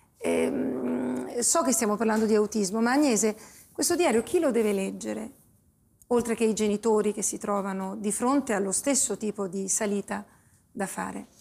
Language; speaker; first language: Italian; native; Italian